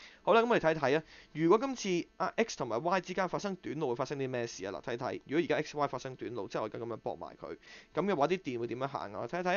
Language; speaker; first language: Cantonese; native; Cantonese